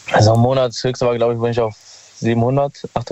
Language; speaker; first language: German; native; German